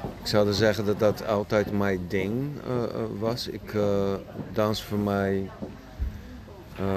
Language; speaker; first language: Dutch; non-native, fluent; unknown